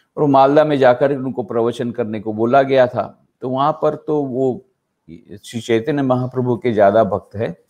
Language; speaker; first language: Hindi; non-native, local second language; Gujarati